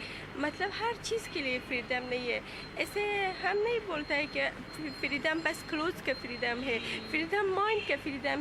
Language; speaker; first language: Hindi; non-native, learner; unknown